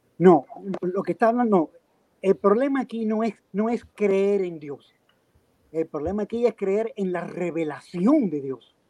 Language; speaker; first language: Spanish; native; Spanish